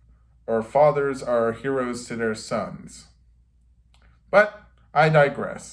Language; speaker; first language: English; native; English